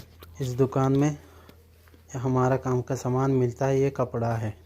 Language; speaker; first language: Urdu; non-native, local second language; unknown